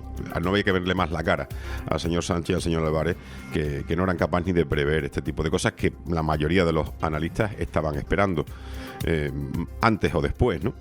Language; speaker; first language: Spanish; native; Spanish